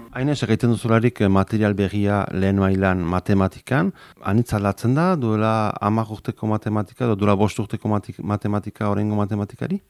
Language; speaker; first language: Basque; native; Basque